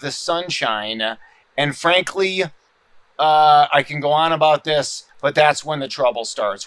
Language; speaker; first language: English; native; English